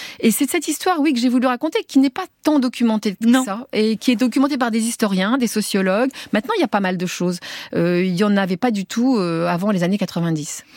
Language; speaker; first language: French; early bilingual, other home language; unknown